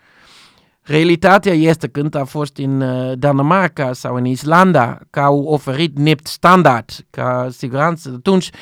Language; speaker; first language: Romanian; non-native, learner; Dutch